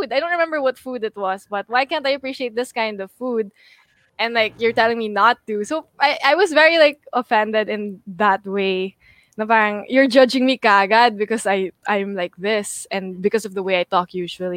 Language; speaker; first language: English; native; English